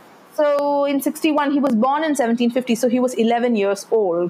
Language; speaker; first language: English; non-native, local second language; Malayalam